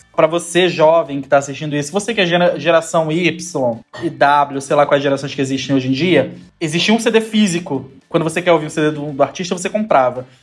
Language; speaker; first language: Portuguese; native; Portuguese